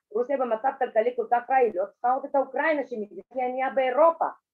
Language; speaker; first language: Hebrew; non-native, fluent; Russian